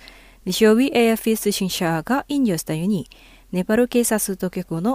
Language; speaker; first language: Japanese; non-native, fluent; Indonesian